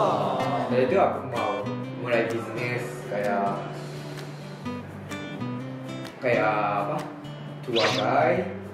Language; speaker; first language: Indonesian; non-native, learner; Japanese